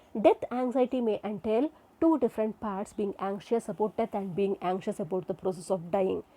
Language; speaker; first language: English; non-native, local second language; Kannada